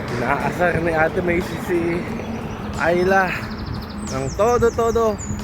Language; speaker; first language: Filipino; native; Filipino